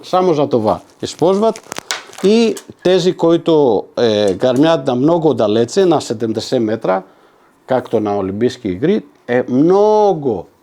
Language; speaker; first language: Bulgarian; non-native, fluent; Macedonian